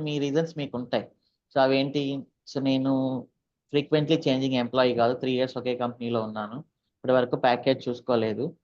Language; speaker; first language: Telugu; native; Telugu